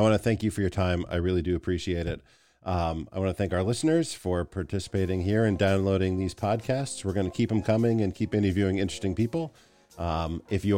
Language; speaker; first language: English; native; English